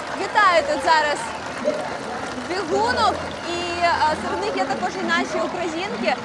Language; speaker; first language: Ukrainian; native; Ukrainian